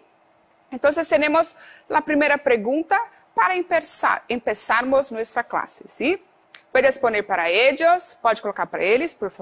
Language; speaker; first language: Spanish; non-native, fluent; Portuguese